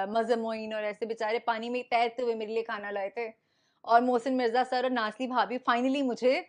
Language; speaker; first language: Urdu; native; Urdu